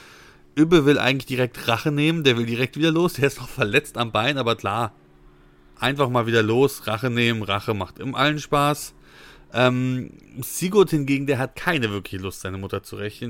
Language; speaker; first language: German; native; German